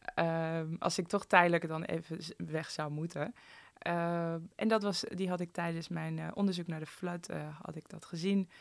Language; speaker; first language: Dutch; early bilingual, other home language; Persian